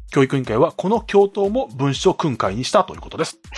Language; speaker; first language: Japanese; native; Japanese